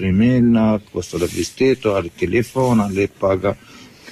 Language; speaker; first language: Italian; non-native, learner; Arabic